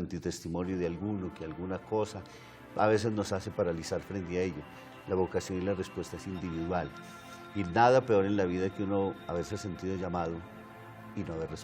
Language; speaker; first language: Spanish; native; Spanish